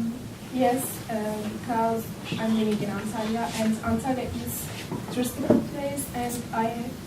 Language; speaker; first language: English; non-native, learner; Turkish